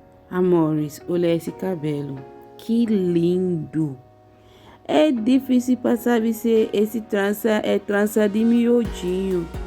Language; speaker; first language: Portuguese; non-native, learner; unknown